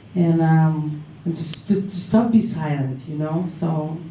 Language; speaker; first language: English; non-native, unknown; Lithuanian